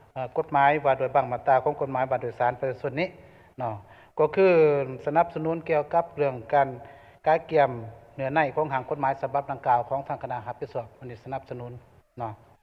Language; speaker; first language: Lao; native; Lao